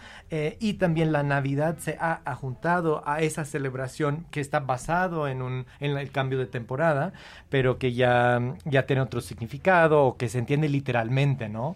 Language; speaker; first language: Spanish; early bilingual, heritage; Spanish